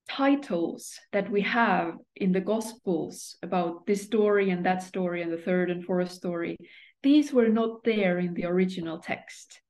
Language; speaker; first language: English; non-native, fluent; Estonian